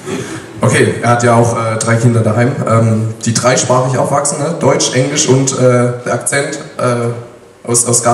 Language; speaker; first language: German; native; German